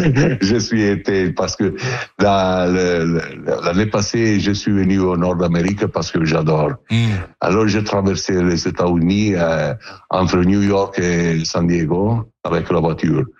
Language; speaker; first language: French; non-native, learner; Italian